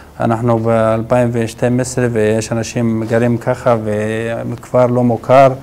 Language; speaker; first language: Hebrew; non-native, local second language; Arabic